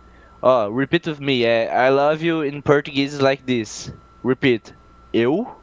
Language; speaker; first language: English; non-native, learner; Portuguese